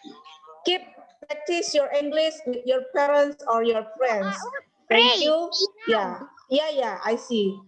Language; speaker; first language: English; non-native, learner; Indonesian